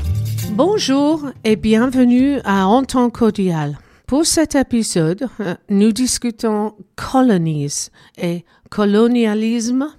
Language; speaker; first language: French; non-native, learner; English